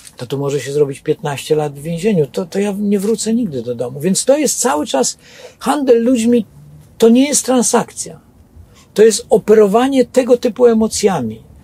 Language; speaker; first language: Polish; native; Polish